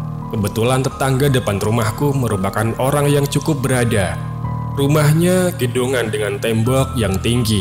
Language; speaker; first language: Indonesian; native; Indonesian